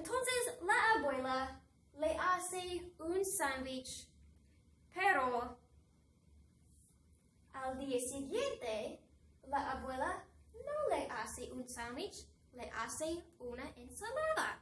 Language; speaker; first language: Spanish; non-native, fluent; English